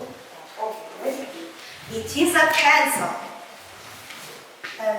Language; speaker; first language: English; non-native, learner; Kazakh